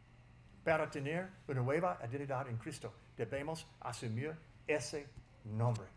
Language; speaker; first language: Spanish; non-native, fluent; English